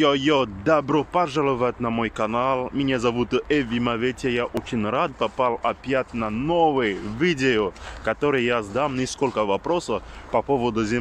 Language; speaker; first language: Russian; non-native, learner; French